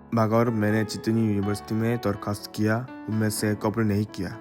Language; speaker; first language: Urdu; non-native, learner; Korean